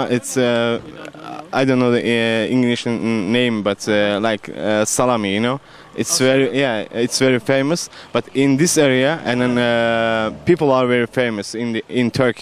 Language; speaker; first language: English; non-native, learner; Turkish